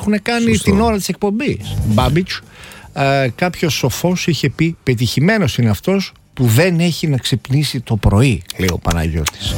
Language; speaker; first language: Greek; native; Greek